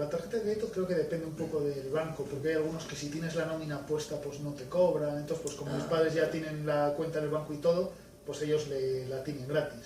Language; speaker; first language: Spanish; native; Spanish